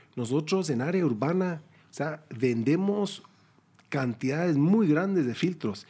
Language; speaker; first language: Spanish; early bilingual, heritage; Spanish